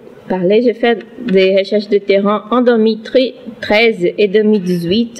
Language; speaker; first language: French; non-native, learner; Portuguese